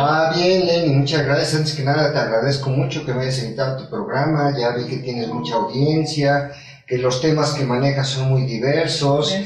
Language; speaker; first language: Spanish; native; Spanish